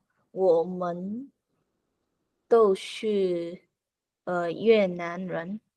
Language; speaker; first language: Chinese; non-native, learner; Vietnamese